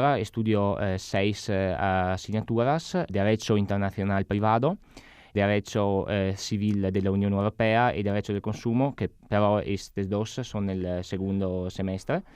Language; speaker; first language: Spanish; non-native, learner; Italian